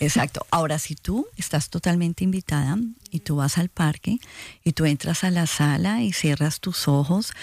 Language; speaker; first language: Spanish; native; Spanish